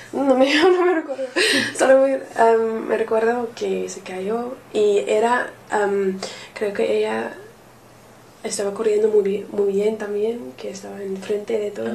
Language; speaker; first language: Spanish; non-native, learner; English